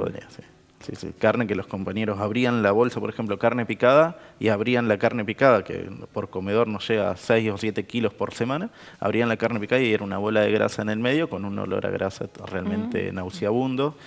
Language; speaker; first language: Spanish; native; Spanish